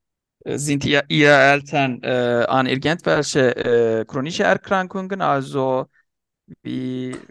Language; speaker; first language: German; non-native, learner; Turkish